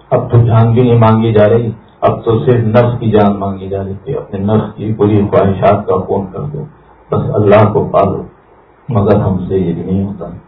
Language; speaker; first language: Urdu; native; Urdu